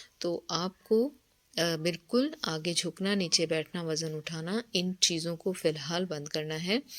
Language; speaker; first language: Hindi; native; Hindi